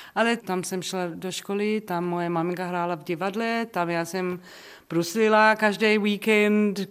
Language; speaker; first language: Czech; early bilingual, heritage; Czech